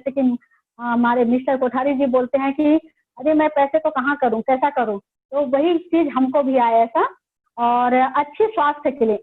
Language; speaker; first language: Hindi; native; Hindi